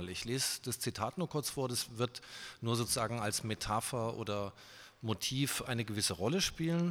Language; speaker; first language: German; native; German